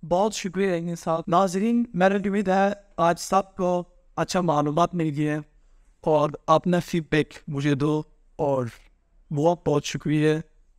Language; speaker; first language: Hindi; non-native, fluent; Turkish